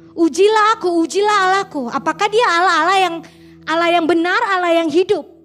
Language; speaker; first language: Indonesian; native; Indonesian